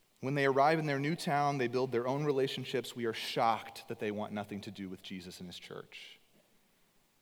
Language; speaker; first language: English; native; English